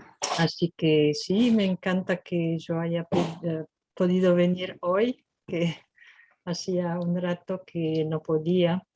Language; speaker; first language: Spanish; non-native, fluent; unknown